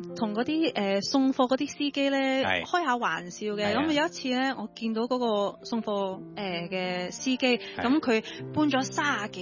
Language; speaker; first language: Cantonese; non-native, fluent; English